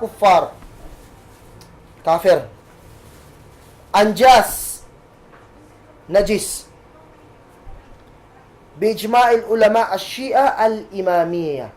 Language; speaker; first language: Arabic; non-native, fluent; Cebuano